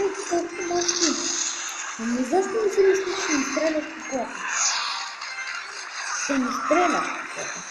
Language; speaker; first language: Bulgarian; native; Bulgarian